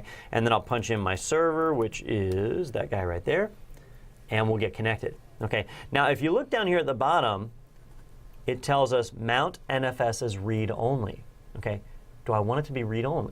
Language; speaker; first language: English; native; English